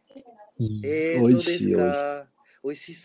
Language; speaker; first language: Japanese; non-native, learner; Spanish